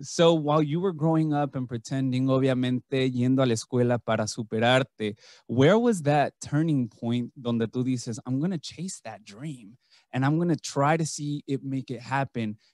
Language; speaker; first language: English; early bilingual, other home language; Spanish